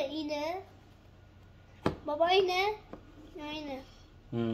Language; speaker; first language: Persian; early bilingual, heritage; Persian